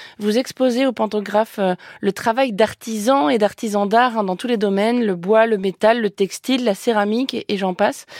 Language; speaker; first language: French; native; French